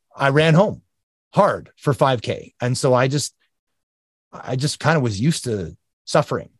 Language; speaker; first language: English; native; English